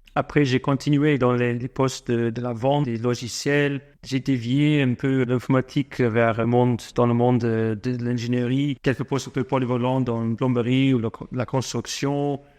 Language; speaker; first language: French; non-native, fluent; English